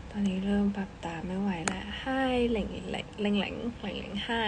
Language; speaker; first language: Thai; early bilingual, other home language; Cantonese